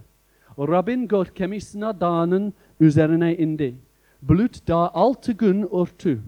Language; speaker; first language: Turkish; non-native, fluent; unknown